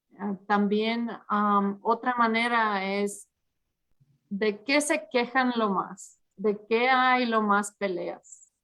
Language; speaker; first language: Spanish; early bilingual, heritage; English